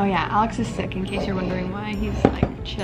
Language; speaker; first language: English; native; English